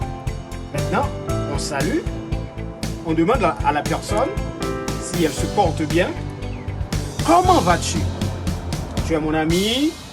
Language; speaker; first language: French; non-native, local second language; Haitian Creole